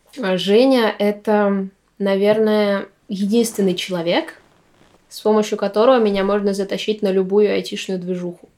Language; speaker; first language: Russian; native; Russian